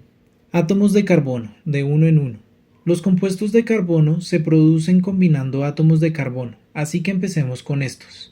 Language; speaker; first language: Spanish; native; Spanish